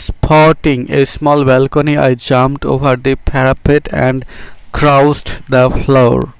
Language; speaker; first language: English; non-native, local second language; Bangla